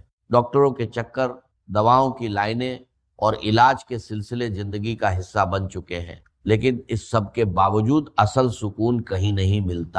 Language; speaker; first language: Urdu; native; Urdu